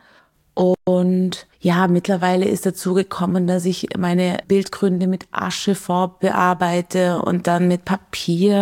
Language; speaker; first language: German; native; German